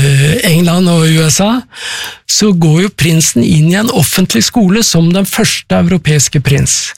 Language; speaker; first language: Norwegian; native; Norwegian